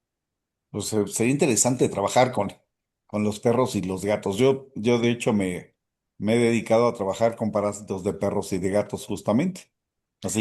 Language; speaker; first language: Spanish; native; Spanish